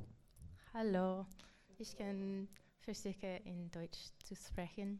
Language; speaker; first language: German; non-native, learner; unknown